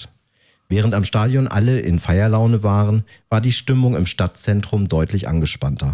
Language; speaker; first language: German; native; German